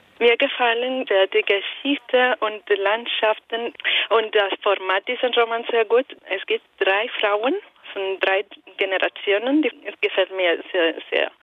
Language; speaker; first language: German; non-native, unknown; Italian